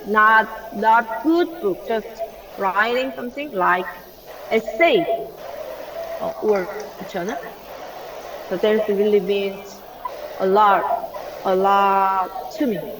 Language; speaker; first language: English; non-native, learner; Korean